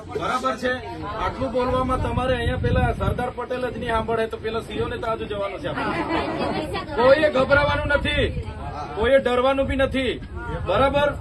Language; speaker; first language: Gujarati; non-native, local second language; Vasavi